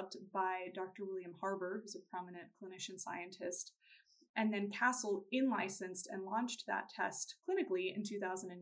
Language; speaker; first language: English; native; English